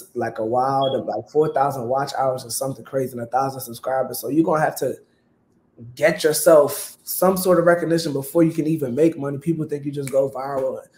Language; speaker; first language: English; native; English